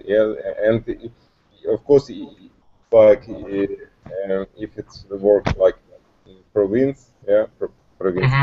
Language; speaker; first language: English; non-native, learner; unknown